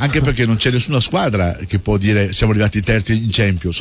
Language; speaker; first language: Italian; native; Italian